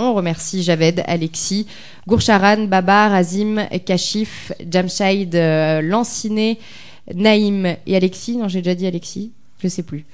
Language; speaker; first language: French; native; French